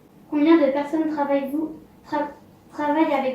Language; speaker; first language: French; native; French